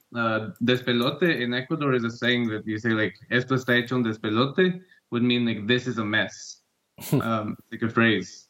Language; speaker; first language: English; non-native, fluent; Spanish